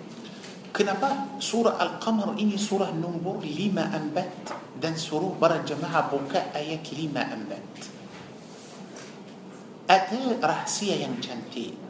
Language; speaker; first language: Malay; non-native, fluent; Arabic